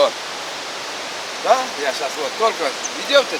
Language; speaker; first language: Russian; non-native, local second language; Kyrgyz